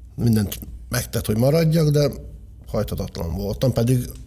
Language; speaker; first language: Hungarian; native; Hungarian